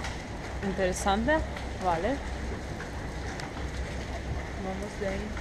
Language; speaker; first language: Spanish; non-native, fluent; Russian